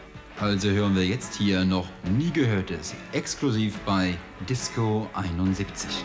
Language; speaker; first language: German; native; German